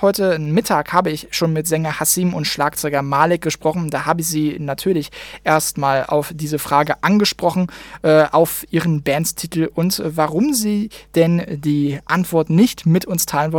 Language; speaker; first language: German; native; German